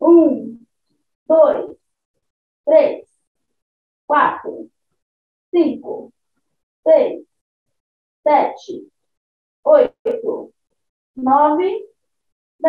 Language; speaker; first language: Portuguese; native; Portuguese